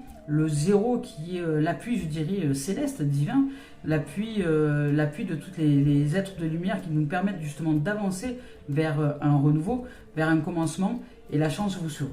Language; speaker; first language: French; native; French